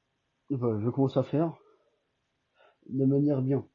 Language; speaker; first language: French; non-native, fluent; Albanian